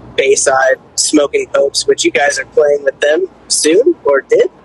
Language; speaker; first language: English; native; English